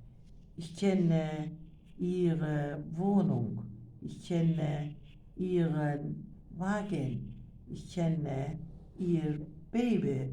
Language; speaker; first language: German; non-native, fluent; Turkish